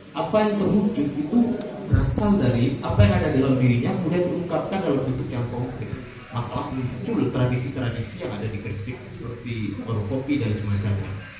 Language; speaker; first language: Indonesian; non-native, local second language; Madurese